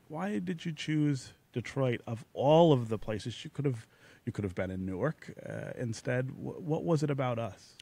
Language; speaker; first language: English; native; English